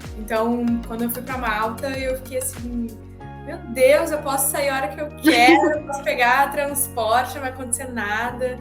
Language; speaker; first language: Portuguese; native; Portuguese